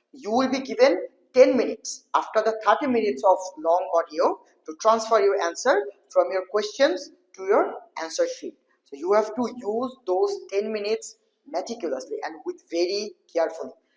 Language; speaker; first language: English; non-native, local second language; Bangla